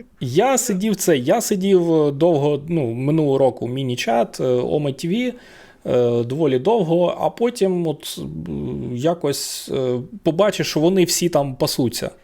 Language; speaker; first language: Ukrainian; native; Ukrainian